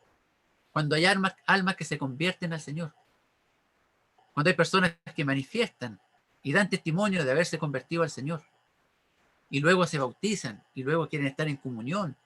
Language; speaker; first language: Spanish; native; Spanish